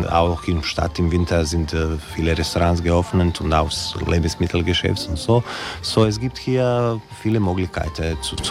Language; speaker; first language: German; non-native, learner; Croatian